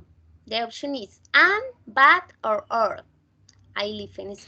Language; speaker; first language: English; non-native, fluent; Spanish